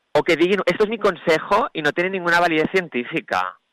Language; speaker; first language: Spanish; non-native, local second language; Catalan